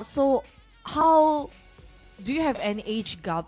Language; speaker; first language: English; non-native, fluent; Korean